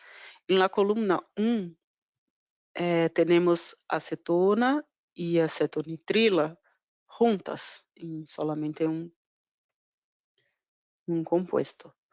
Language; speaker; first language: Spanish; non-native, fluent; Portuguese